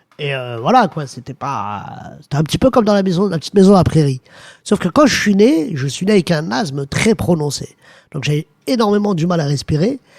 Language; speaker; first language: French; early bilingual, other home language; Arabic